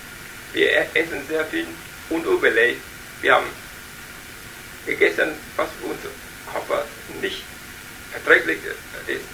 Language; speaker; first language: German; non-native, learner; Vietnamese